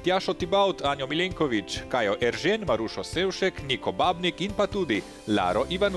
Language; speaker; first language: Slovenian; native; Slovenian